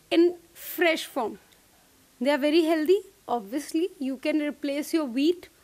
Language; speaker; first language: English; non-native, local second language; Punjabi